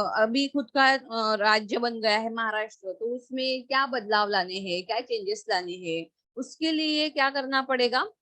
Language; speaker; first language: Hindi; non-native, local second language; Marathi